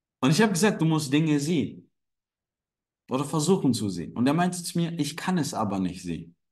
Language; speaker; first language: German; non-native, fluent; Turkish